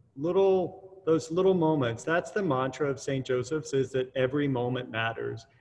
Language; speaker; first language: English; native; English